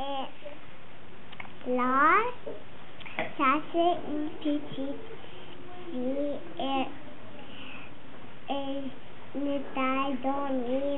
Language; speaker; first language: French; non-native, learner; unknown